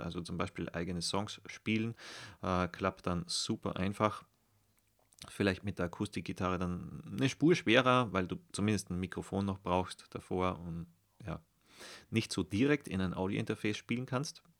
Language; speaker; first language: German; native; German